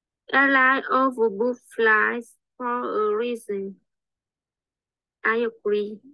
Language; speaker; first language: English; non-native, learner; Vietnamese